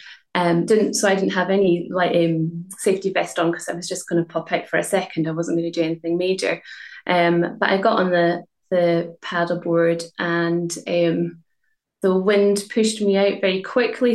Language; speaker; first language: English; native; English